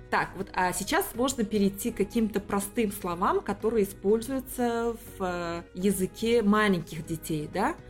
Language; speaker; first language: Russian; non-native, local second language; Tatar